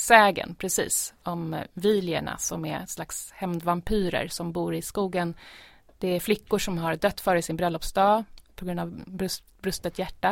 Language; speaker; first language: Swedish; native; Swedish